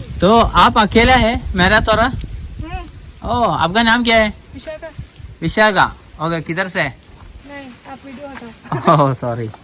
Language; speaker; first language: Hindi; non-native, learner; Malayalam